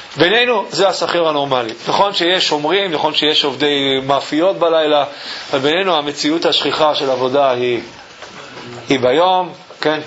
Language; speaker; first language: Hebrew; early bilingual, other home language; English